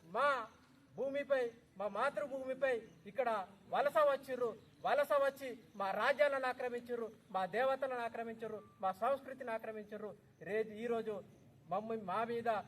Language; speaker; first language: Telugu; non-native, local second language; Gondi